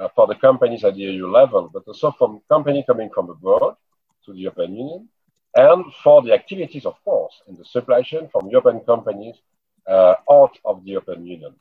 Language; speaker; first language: English; non-native, fluent; French